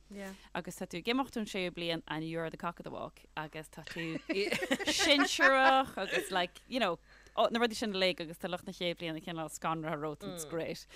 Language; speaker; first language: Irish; non-native, local second language; English